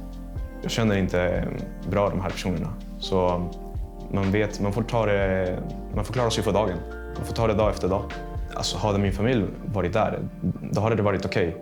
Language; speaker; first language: Swedish; non-native, fluent; Spanish